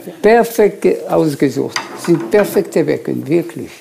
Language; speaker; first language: German; non-native, local second language; French